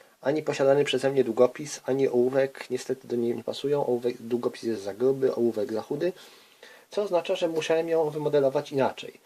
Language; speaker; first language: Polish; native; Polish